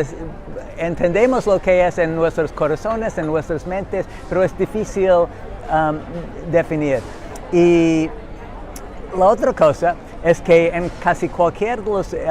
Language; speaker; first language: Spanish; non-native, learner; English